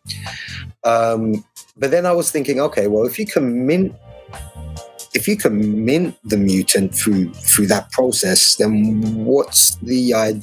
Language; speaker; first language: English; native; English